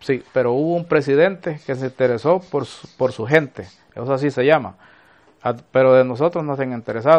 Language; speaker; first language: Spanish; native; Spanish